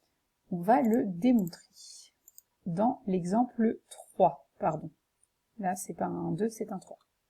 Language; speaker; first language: French; native; French